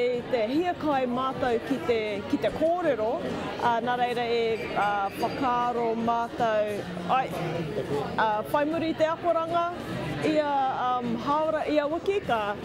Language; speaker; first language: Māori; non-native, local second language; English